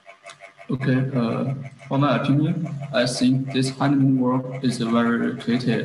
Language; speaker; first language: English; non-native, learner; Chinese